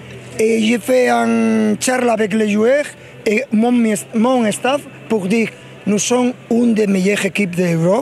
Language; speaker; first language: French; non-native, fluent; Spanish